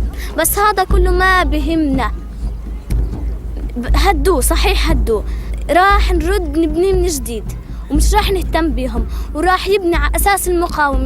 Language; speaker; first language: Arabic; native; Arabic